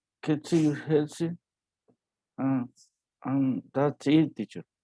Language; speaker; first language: English; non-native, learner; Spanish